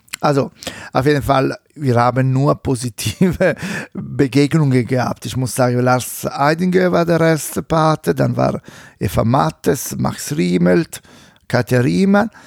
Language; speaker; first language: German; non-native, fluent; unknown